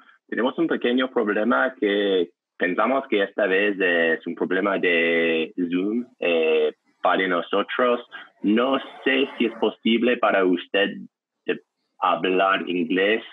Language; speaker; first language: Spanish; non-native, learner; English